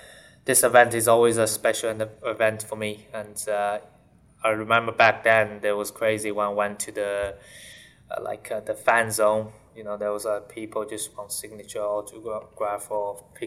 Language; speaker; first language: English; non-native, fluent; Chinese